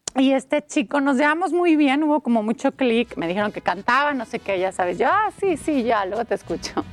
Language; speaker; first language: Spanish; native; Spanish